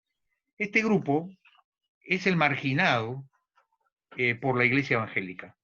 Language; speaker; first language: Spanish; native; Spanish